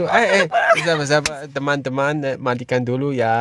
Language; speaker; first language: Indonesian; non-native, learner; German